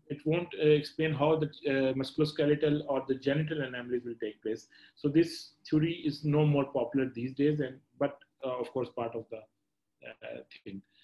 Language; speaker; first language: English; non-native, local second language; Urdu